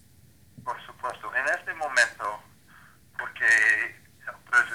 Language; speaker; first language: Spanish; non-native, learner; English